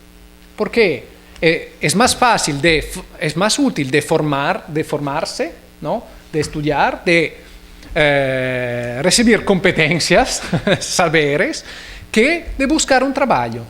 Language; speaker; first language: Portuguese; non-native, learner; Italian